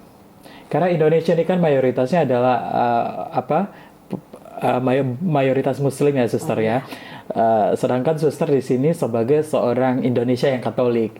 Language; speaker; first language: Indonesian; non-native, fluent; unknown